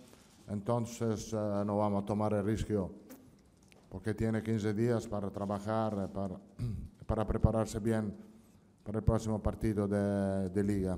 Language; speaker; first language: Spanish; non-native, fluent; Italian